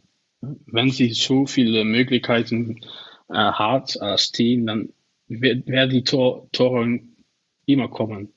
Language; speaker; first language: German; non-native, learner; Dutch